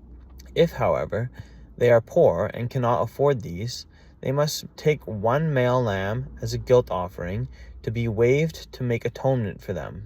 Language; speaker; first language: English; native; English